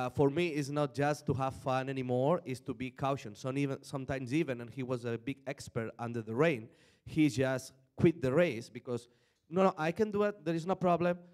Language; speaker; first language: English; non-native, fluent; Spanish